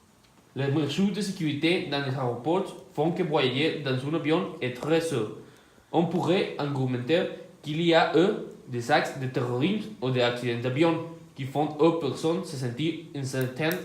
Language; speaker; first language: French; non-native, learner; Spanish